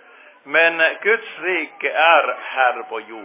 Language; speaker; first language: Swedish; non-native, fluent; Finnish